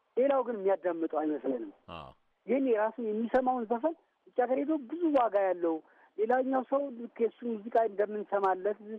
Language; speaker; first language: Amharic; native; Amharic